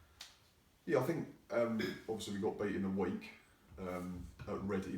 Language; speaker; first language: English; native; English